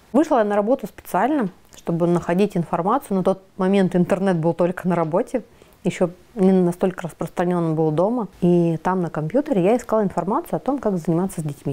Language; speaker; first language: Russian; native; Russian